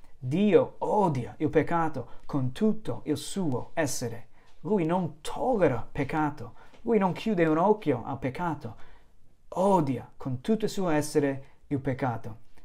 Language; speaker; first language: Italian; non-native, fluent; English